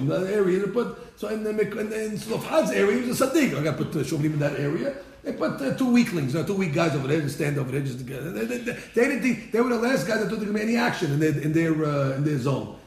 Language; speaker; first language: English; native; English